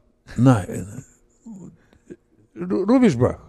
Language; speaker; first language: German; non-native, learner; Russian